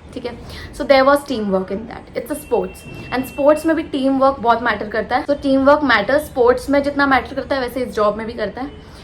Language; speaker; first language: Hindi; native; Hindi